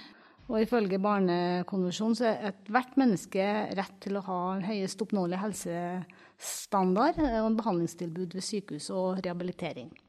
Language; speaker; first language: Norwegian; native; Norwegian